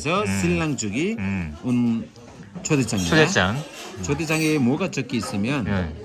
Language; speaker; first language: Korean; non-native, learner; Nepali